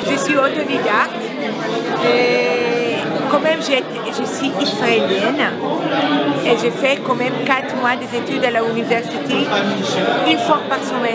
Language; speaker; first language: French; non-native, fluent; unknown